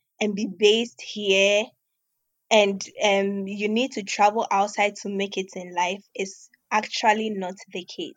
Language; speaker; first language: English; non-native, local second language; Ewe